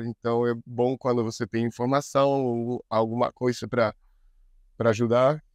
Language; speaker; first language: Portuguese; non-native, learner; Spanish